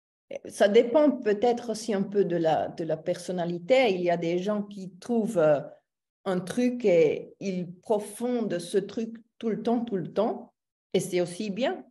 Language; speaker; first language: French; non-native, local second language; German